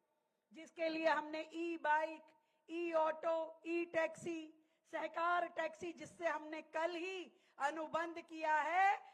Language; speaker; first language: Hindi; native; Hindi